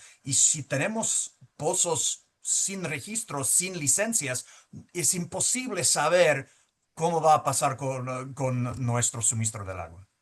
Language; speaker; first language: Spanish; early bilingual, heritage; Spanish